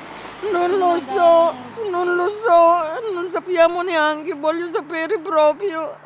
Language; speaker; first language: Italian; non-native, learner; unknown